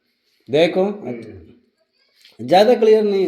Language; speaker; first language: Hindi; non-native, local second language; Malayalam